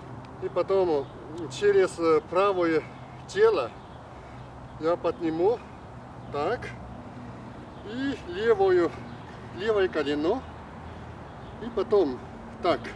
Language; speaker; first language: Russian; non-native, learner; Chinese